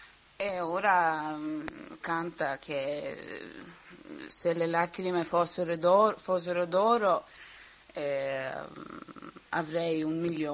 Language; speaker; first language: Italian; non-native, learner; Swedish